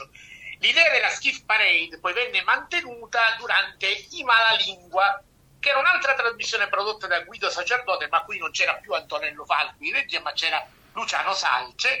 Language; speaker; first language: Italian; native; Italian